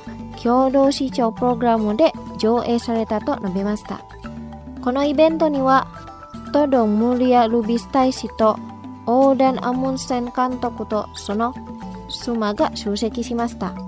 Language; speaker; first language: Japanese; non-native, fluent; Indonesian